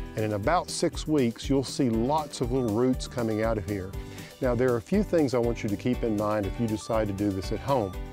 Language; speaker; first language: English; native; English